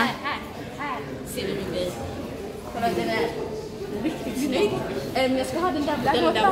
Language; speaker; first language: Swedish; early bilingual, other home language; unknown